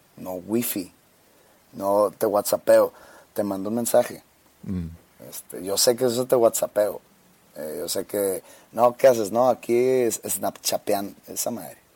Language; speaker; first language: Spanish; native; Spanish